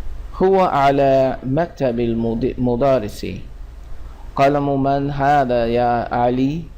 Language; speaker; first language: Arabic; non-native, fluent; English